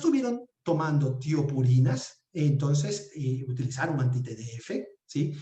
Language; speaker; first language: Spanish; native; Spanish